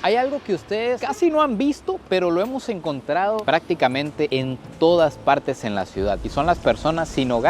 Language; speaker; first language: Spanish; native; Spanish